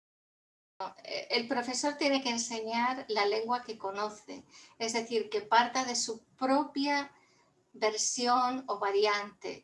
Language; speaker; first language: Spanish; native; Spanish